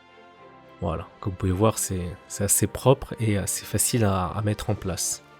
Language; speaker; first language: French; native; French